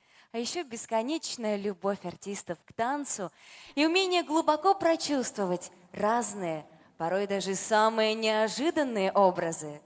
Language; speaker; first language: Russian; native; Russian